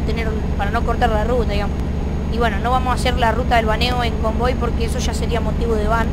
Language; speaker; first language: Spanish; native; Spanish